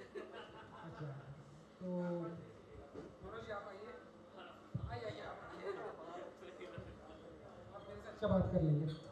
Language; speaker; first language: Hindi; native; Hindi